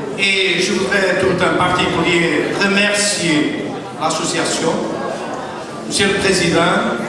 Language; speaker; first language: French; non-native, fluent; Portuguese